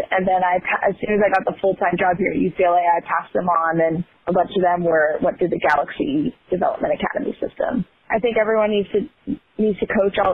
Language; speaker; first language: English; native; English